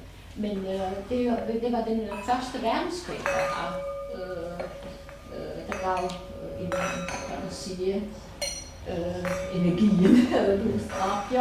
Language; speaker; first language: Danish; non-native, fluent; Serbian